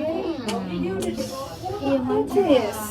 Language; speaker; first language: English; non-native, learner; Indonesian